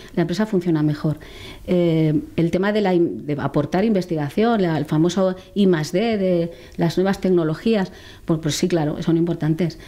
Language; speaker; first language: Spanish; native; Spanish